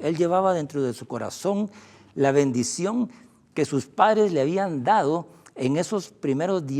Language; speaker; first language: Spanish; native; Spanish